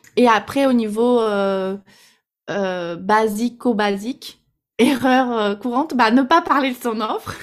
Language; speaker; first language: French; non-native, fluent; Portuguese